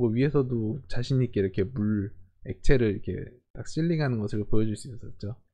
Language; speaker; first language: Korean; native; Korean